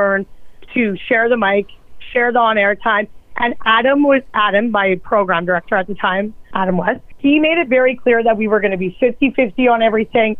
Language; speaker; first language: English; native; English